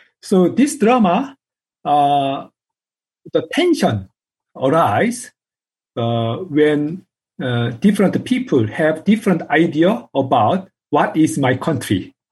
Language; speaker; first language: English; non-native, fluent; Korean